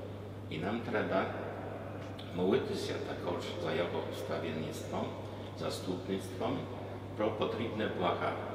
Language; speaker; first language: Ukrainian; non-native, fluent; Polish